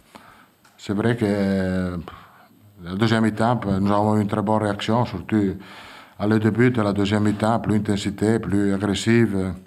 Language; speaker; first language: French; non-native, fluent; Italian